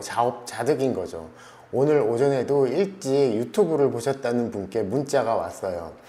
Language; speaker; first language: Korean; native; Korean